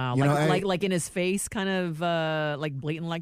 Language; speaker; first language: English; native; English